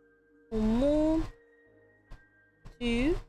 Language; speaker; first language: French; non-native, learner; English